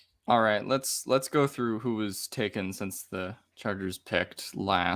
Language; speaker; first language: English; native; English